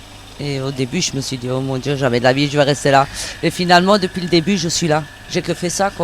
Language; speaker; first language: French; native; French